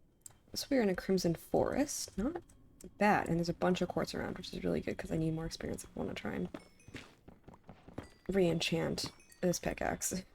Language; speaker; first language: English; native; English